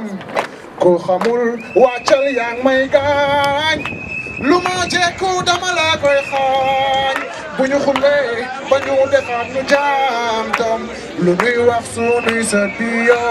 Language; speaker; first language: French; non-native, local second language; Wolof